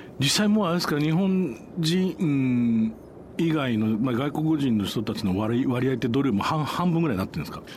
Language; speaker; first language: Japanese; native; Japanese